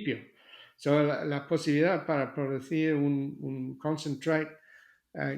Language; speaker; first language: Spanish; non-native, fluent; English